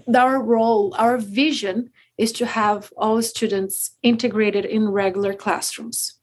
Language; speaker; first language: English; non-native, fluent; Portuguese